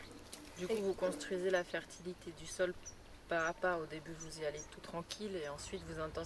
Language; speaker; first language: French; native; French